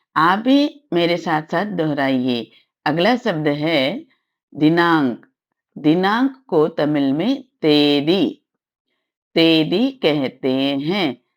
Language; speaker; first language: Hindi; non-native, local second language; Tamil